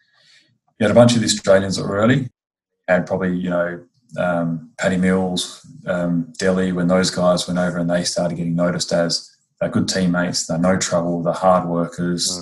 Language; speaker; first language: English; native; English